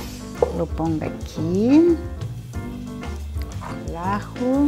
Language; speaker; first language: Spanish; non-native, fluent; Portuguese